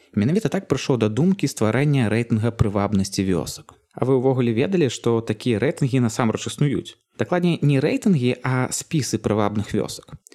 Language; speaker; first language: Belarusian; native; Belarusian